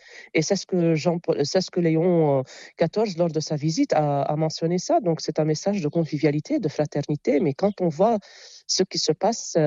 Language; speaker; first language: French; non-native, local second language; Arabic